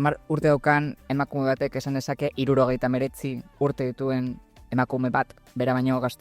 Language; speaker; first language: Basque; non-native, local second language; Spanish